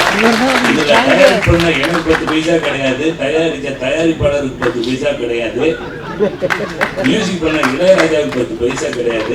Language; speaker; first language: Tamil; native; Tamil